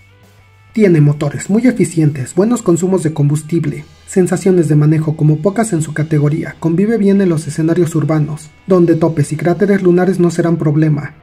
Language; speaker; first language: Spanish; native; Spanish